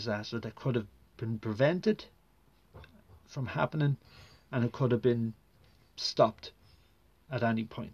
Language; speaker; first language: English; native; English